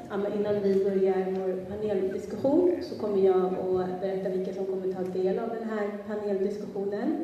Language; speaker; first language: Swedish; early bilingual, other home language; Somali